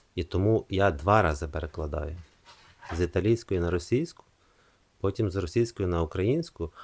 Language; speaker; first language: Ukrainian; non-native, fluent; Italian